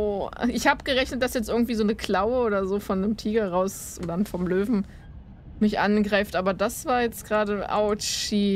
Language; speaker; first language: German; native; German